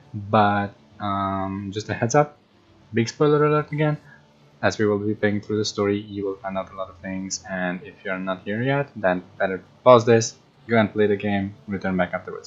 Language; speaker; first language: English; non-native, fluent; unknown